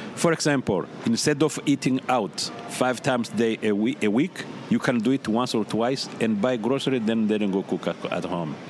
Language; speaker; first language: English; non-native, fluent; Rundi